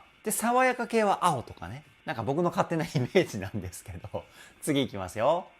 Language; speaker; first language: Japanese; native; Japanese